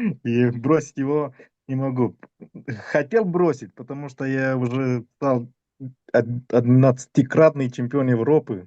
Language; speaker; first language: Russian; non-native, fluent; Romanian